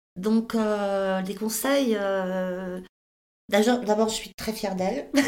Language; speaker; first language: French; native; French